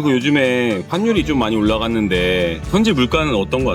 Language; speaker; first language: Korean; native; Korean